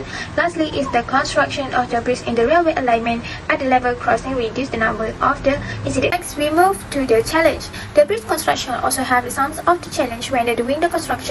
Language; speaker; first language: English; non-native, local second language; Malay